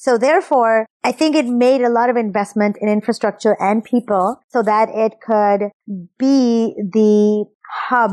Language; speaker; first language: English; non-native, local second language; Urdu